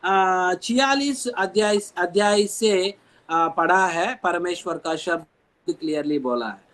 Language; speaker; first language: Hindi; non-native, local second language; Telugu